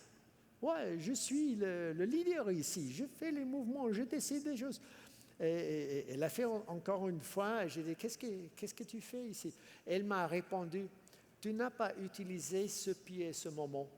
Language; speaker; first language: French; non-native, fluent; English